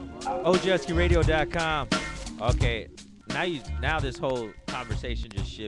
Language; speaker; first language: English; native; English